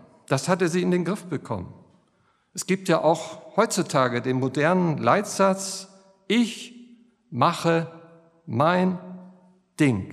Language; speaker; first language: German; native; German